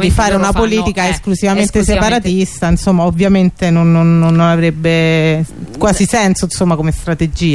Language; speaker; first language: Italian; native; Italian